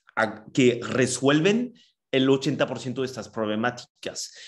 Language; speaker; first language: Spanish; non-native, fluent; French